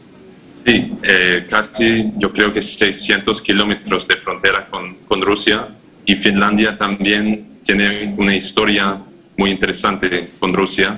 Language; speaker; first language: Spanish; non-native, fluent; English